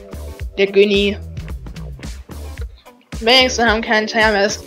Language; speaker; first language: German; native; German